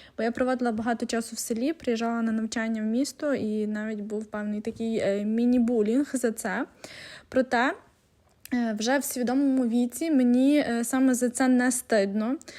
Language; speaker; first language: Ukrainian; native; Ukrainian